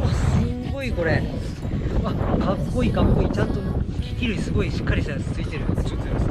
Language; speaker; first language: Japanese; native; Japanese